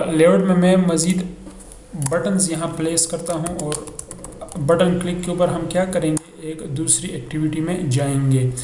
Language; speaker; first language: Urdu; non-native, local second language; Pashto